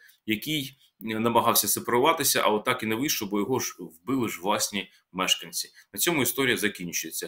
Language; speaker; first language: Ukrainian; native; Ukrainian